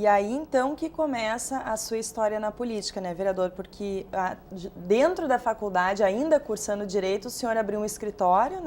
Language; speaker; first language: Portuguese; native; Portuguese